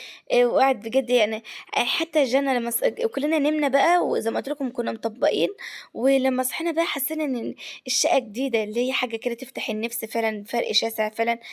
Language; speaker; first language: Arabic; native; Arabic